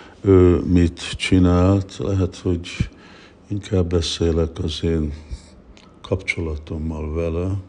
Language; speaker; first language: Hungarian; early bilingual, heritage; Hungarian